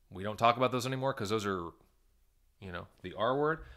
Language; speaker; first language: English; native; English